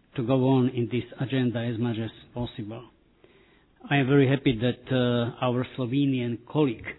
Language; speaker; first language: English; non-native, fluent; Slovak